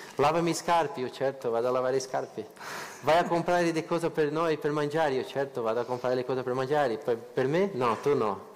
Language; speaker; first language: Italian; non-native, fluent; Portuguese